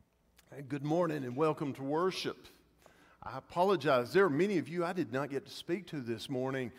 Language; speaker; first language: English; native; English